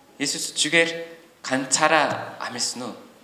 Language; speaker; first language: Mongolian; non-native, learner; Korean